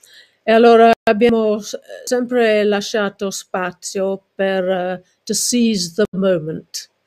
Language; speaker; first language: Italian; non-native, fluent; English